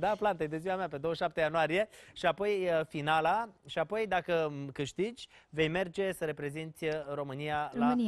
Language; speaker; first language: Romanian; native; Romanian